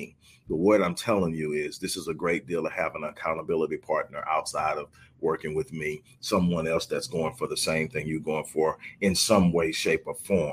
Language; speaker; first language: English; native; English